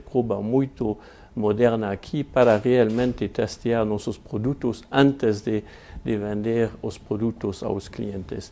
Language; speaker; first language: Portuguese; non-native, fluent; French